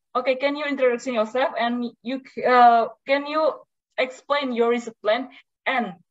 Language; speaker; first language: English; non-native, learner; Indonesian